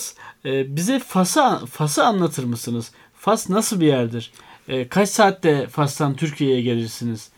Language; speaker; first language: Turkish; native; Turkish